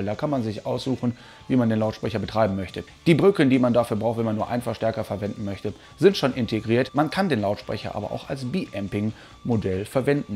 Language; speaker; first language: German; native; German